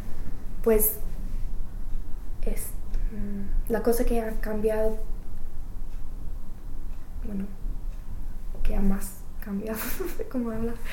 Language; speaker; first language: Spanish; non-native, learner; English